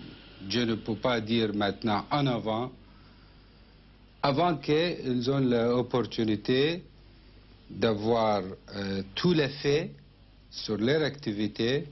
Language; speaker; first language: French; non-native, fluent; Arabic